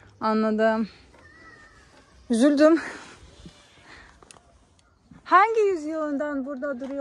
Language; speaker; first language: Turkish; non-native, fluent; Russian